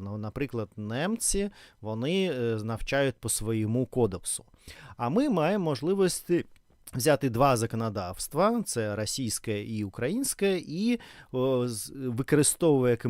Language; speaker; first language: Ukrainian; non-native, learner; Russian